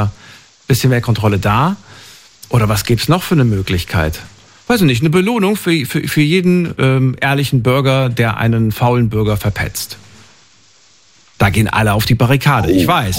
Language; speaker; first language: German; native; German